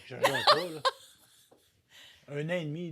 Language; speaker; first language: French; native; French